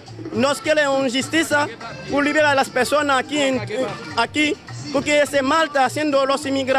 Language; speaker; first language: Spanish; non-native, learner; Haitian Creole